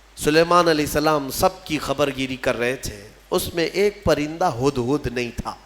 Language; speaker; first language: Urdu; native; Urdu